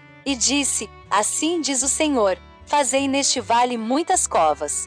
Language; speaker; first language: Portuguese; native; Portuguese